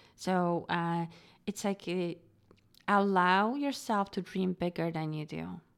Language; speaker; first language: English; non-native, fluent; Polish